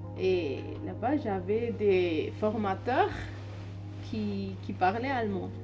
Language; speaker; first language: French; non-native, learner; Hindi